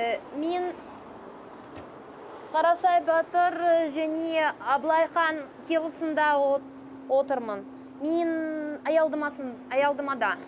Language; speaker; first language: Kazakh; non-native, local second language; Russian